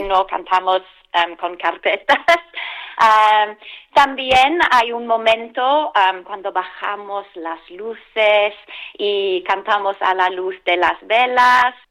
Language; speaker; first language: Spanish; non-native, fluent; English